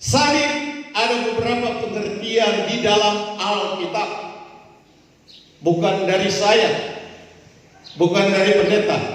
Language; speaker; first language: Malay; native; Malay